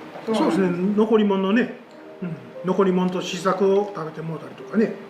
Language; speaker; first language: Japanese; native; Japanese